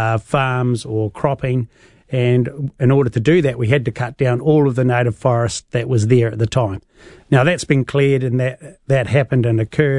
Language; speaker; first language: English; native; English